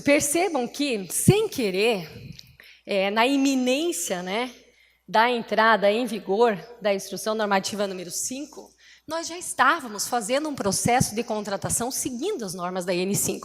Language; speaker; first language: Portuguese; native; Portuguese